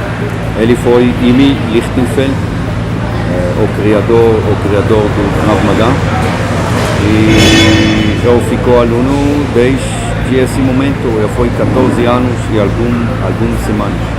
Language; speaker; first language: Portuguese; non-native, fluent; Hebrew